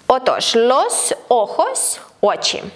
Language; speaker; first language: Spanish; non-native, fluent; Ukrainian